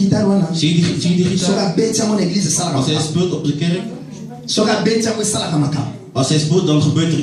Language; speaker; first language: Dutch; non-native, learner; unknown